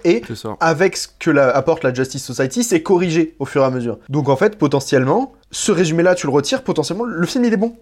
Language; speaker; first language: French; native; French